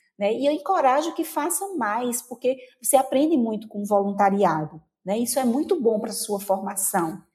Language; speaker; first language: Portuguese; native; Portuguese